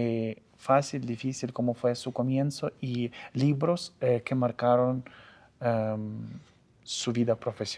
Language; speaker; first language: Spanish; non-native, fluent; Ukrainian